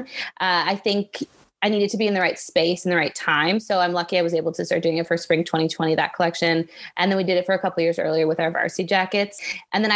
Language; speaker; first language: English; native; English